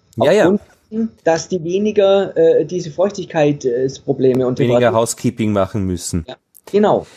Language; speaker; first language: German; native; German